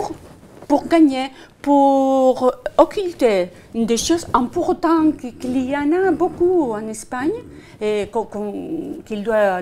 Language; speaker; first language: French; non-native, fluent; Spanish